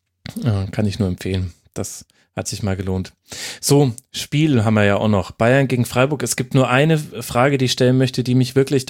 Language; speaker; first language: German; native; German